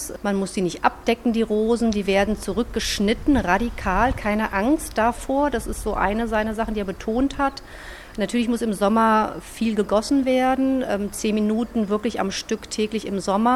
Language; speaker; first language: German; native; German